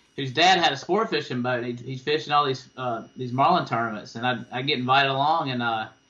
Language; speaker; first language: English; native; English